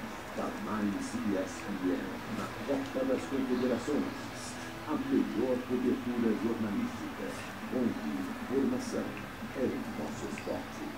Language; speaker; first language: Portuguese; native; Portuguese